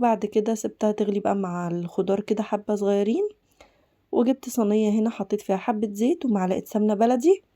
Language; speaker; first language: Arabic; native; Arabic